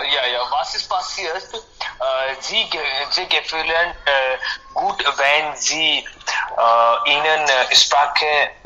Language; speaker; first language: German; non-native, learner; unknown